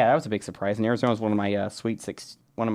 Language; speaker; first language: English; native; English